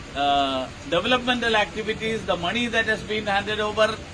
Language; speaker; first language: English; non-native, local second language; Malayalam